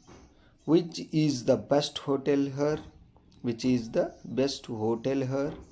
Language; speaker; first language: English; non-native, local second language; Kannada